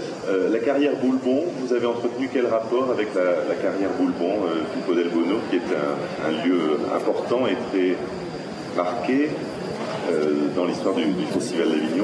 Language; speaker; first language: French; native; French